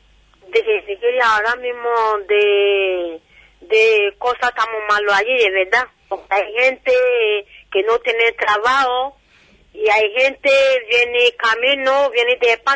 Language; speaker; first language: Spanish; non-native, learner; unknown